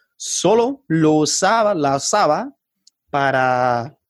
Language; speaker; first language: Spanish; non-native, fluent; English